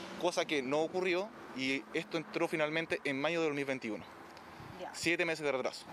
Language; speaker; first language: Spanish; native; Spanish